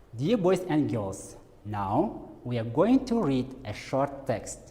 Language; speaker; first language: English; non-native, fluent; Kazakh